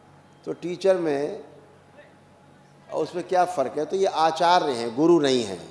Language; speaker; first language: Hindi; native; Hindi